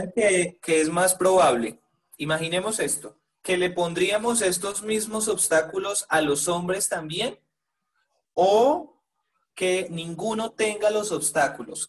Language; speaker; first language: Spanish; native; Spanish